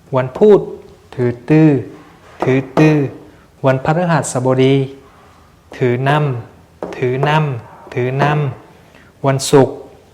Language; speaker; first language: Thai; non-native, fluent; Vietnamese